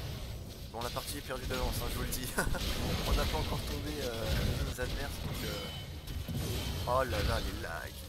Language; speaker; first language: French; native; French